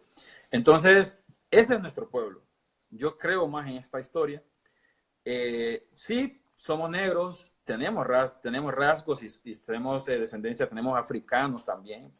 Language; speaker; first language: Spanish; non-native, local second language; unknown